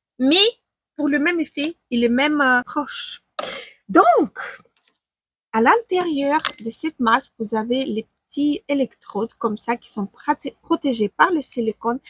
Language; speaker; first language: French; non-native, fluent; Ukrainian